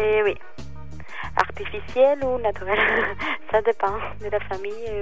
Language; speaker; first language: French; non-native, fluent; Spanish